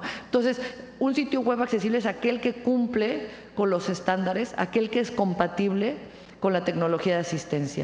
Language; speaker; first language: Spanish; native; Spanish